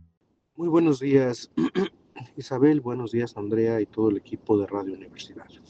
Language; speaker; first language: Spanish; native; Spanish